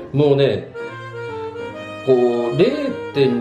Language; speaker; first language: Japanese; native; Japanese